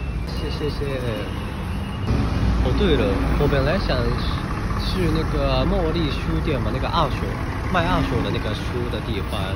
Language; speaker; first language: Chinese; non-native, fluent; Japanese